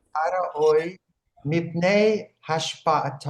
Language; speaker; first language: Hebrew; non-native, learner; English